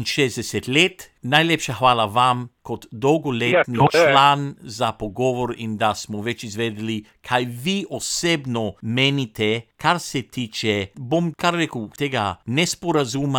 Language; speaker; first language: Slovenian; non-native, local second language; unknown